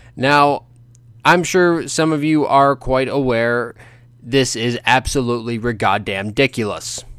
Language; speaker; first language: English; native; English